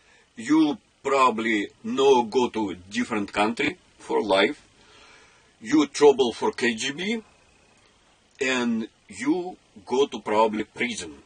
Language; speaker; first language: English; non-native, learner; Russian